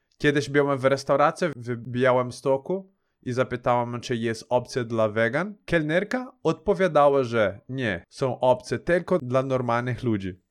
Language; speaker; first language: Polish; non-native, learner; Portuguese